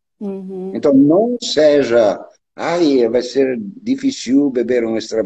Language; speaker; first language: Portuguese; non-native, learner; French